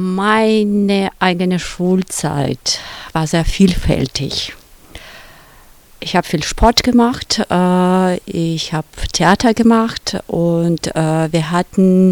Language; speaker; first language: German; non-native, fluent; Russian